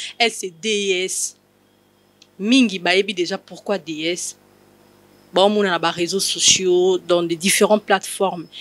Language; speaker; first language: French; non-native, local second language; Lingala